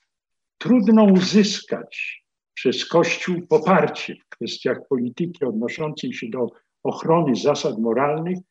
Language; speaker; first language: Polish; native; Polish